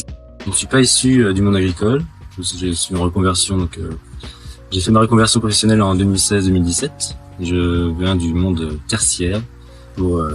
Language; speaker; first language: French; native; French